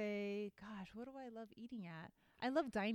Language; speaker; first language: English; native; English